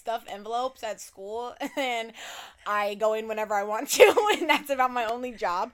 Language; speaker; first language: English; native; English